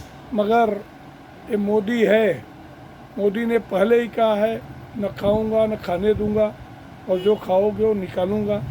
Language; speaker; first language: Hindi; native; Hindi